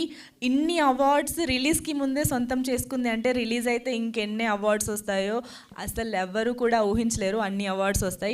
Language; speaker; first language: Telugu; non-native, fluent; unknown